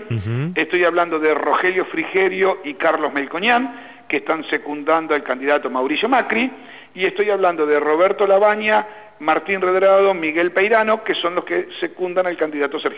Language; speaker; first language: Spanish; native; Spanish